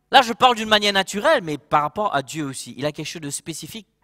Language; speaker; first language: French; non-native, local second language; Morisyen